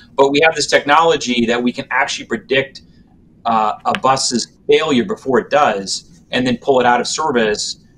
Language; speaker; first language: English; native; English